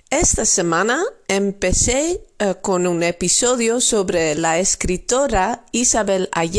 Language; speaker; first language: Spanish; non-native, fluent; Dutch